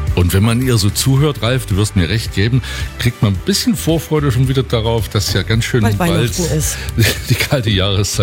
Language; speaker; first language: German; native; German